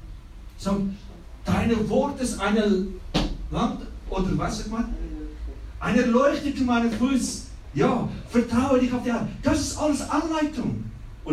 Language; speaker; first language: German; non-native, learner; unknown